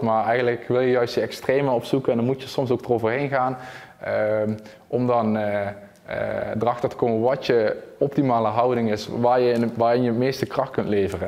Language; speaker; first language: Dutch; native; Dutch